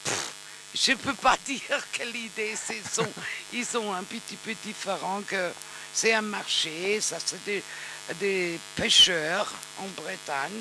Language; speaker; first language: French; non-native, learner; German